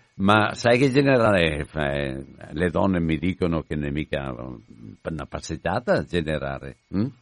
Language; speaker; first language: Italian; native; Italian